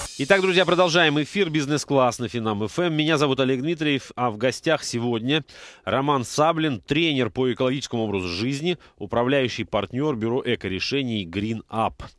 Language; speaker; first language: Russian; native; Russian